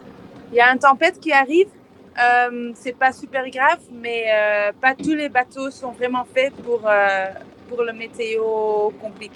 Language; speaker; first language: French; non-native, fluent; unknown